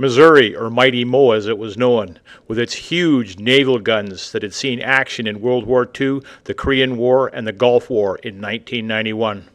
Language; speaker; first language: English; native; English